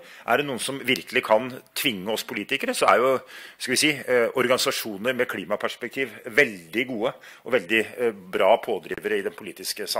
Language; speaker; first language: Norwegian; native; Norwegian